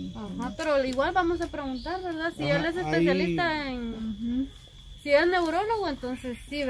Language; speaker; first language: Spanish; native; Spanish